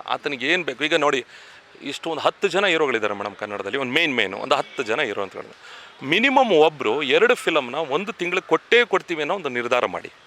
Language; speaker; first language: Kannada; native; Kannada